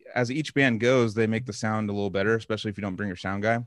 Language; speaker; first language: English; native; English